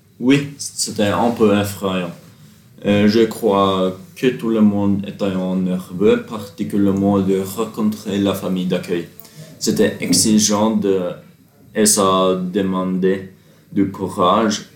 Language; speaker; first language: French; non-native, learner; Norwegian